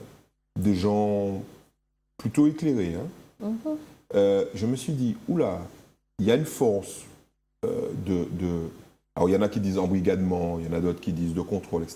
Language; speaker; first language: French; native; French